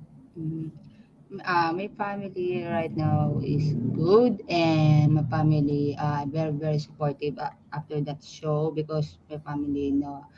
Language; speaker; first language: English; non-native, learner; Filipino